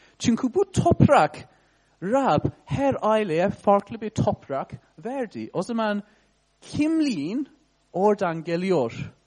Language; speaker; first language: Turkish; non-native, fluent; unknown